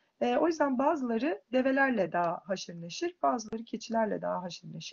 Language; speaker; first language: Turkish; native; Turkish